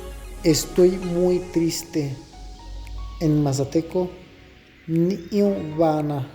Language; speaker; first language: Spanish; non-native, local second language; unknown